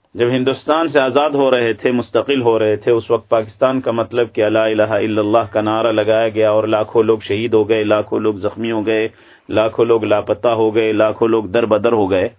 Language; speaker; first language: Urdu; non-native, local second language; Pashto